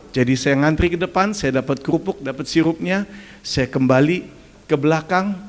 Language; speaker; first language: Indonesian; early bilingual, other home language; German